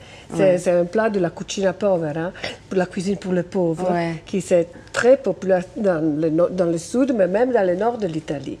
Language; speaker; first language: French; non-native, fluent; Italian